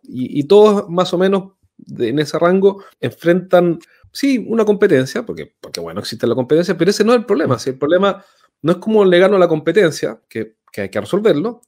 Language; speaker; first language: Spanish; native; Spanish